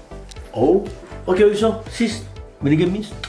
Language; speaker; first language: Danish; non-native, fluent; Chinese